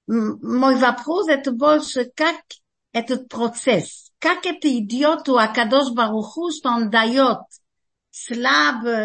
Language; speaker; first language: Russian; early bilingual, heritage; Russian